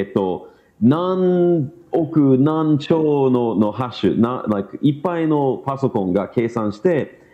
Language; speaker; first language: Japanese; non-native, learner; English